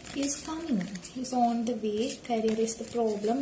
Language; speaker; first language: English; non-native, local second language; Malayalam